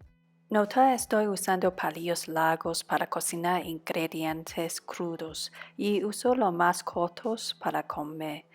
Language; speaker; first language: Spanish; non-native, fluent; Cantonese